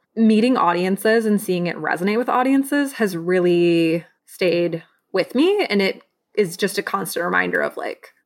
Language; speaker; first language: English; native; English